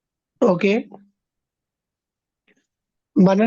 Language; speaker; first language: English; non-native, fluent; Bangla